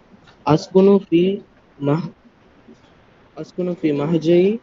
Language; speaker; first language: Arabic; non-native, learner; Tamil